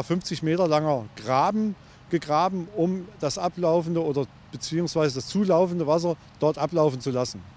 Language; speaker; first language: German; native; German